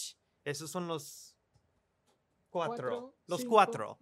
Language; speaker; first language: Spanish; early bilingual, other home language; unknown